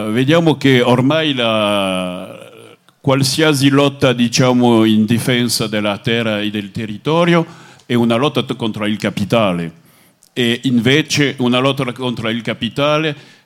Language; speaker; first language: Italian; non-native, fluent; French